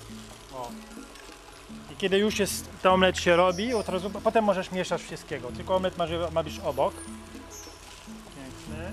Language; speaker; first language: Polish; non-native, learner; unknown